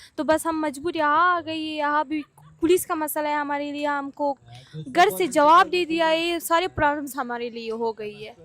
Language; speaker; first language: Urdu; non-native, learner; Persian